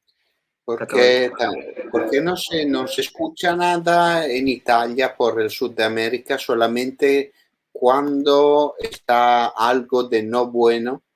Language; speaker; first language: Spanish; non-native, learner; Italian